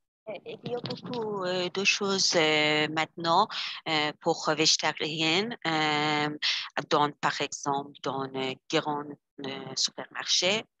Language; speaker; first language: French; non-native, learner; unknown